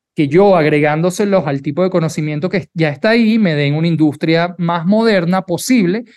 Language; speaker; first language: Spanish; native; Spanish